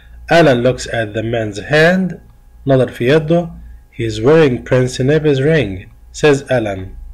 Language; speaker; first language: English; non-native, fluent; Arabic